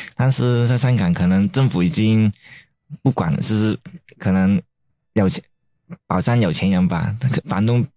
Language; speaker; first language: Chinese; non-native, fluent; Cantonese